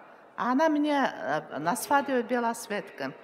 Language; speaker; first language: Czech; non-native, learner; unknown